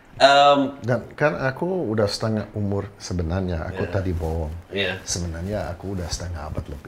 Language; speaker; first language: Indonesian; non-native, fluent; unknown